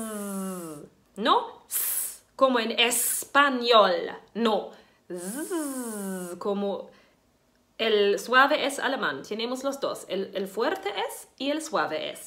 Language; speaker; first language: Spanish; non-native, fluent; German